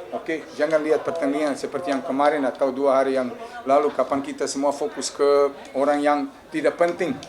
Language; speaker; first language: Indonesian; non-native, fluent; Serbian